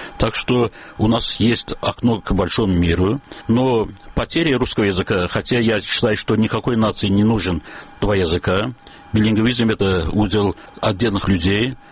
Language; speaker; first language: Russian; non-native, local second language; Azerbaijani